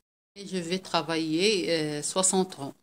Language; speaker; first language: French; non-native, local second language; Arabic